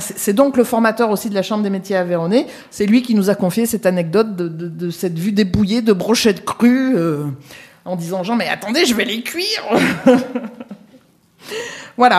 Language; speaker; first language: French; native; French